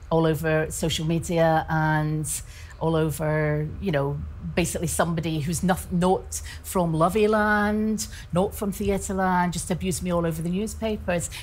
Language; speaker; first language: English; native; English